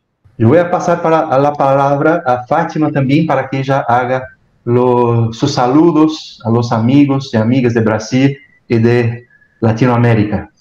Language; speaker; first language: Spanish; non-native, fluent; Portuguese